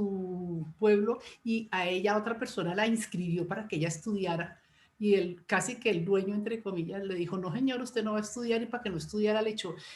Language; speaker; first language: Spanish; native; Spanish